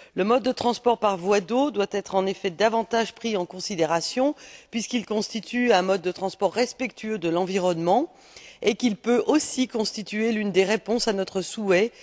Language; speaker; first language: French; native; French